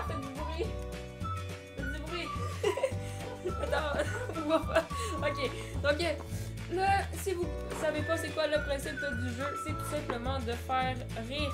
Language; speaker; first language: French; native; French